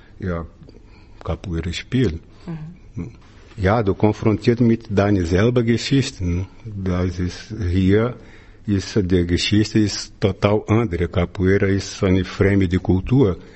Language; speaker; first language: German; non-native, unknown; Portuguese